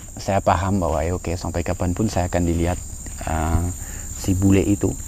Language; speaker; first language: Indonesian; non-native, fluent; French